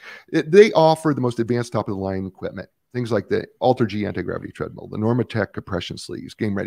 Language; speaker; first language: English; native; English